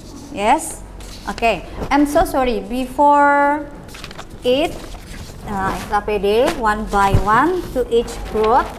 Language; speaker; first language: English; non-native, learner; Indonesian